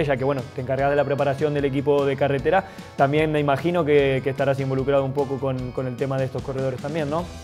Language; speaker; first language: Spanish; native; Spanish